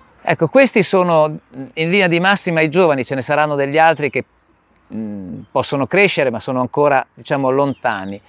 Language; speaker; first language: Italian; native; Italian